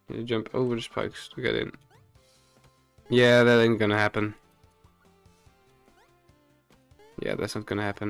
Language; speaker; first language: English; non-native, fluent; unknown